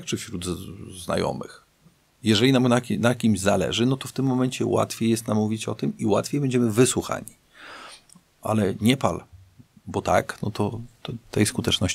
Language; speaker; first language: Polish; native; Polish